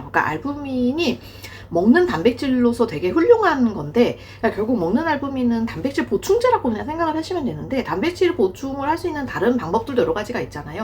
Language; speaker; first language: Korean; native; Korean